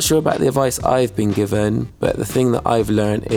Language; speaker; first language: English; native; English